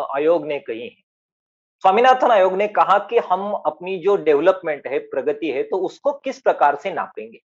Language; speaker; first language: Hindi; non-native, local second language; Marathi